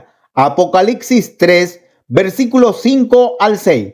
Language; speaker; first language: Spanish; native; Spanish